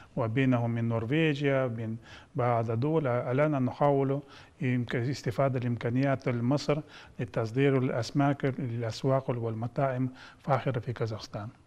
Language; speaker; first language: Arabic; non-native, fluent; Kazakh